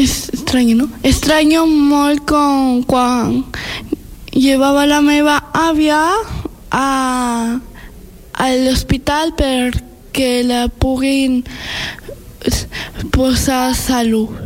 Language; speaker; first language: Catalan; early bilingual, other home language; Spanish